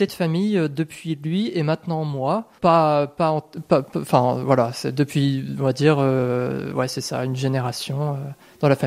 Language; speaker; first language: French; native; French